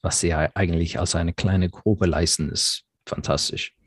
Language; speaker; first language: German; non-native, fluent; English